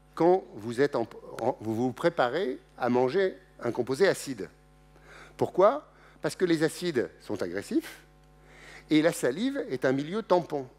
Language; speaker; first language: French; native; French